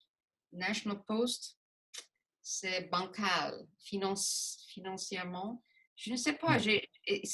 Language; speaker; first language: French; non-native, local second language; English